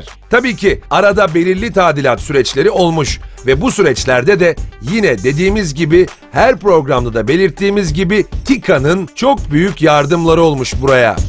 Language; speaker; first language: Turkish; native; Turkish